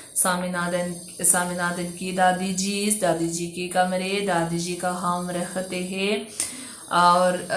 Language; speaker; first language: Hindi; non-native, local second language; Malayalam